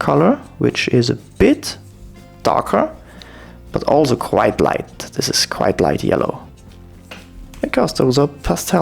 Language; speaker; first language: English; non-native, fluent; German